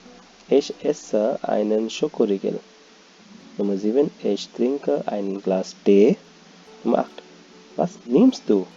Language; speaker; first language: German; non-native, fluent; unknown